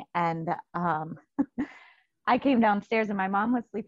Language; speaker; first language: English; native; English